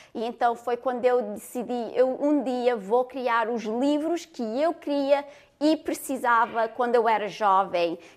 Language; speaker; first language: Portuguese; early bilingual, other home language; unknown